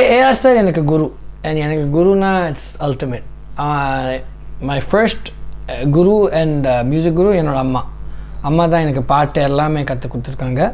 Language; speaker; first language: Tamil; early bilingual, heritage; Tamil